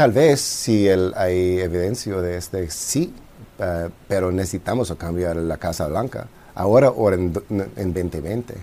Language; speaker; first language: Spanish; non-native, fluent; English